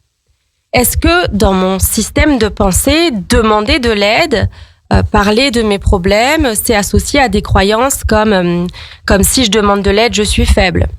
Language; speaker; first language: French; native; French